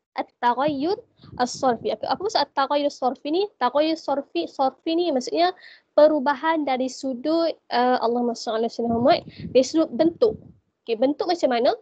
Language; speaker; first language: Malay; native; Malay